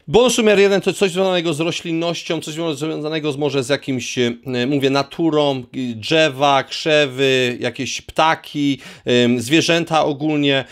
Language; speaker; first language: Polish; native; Polish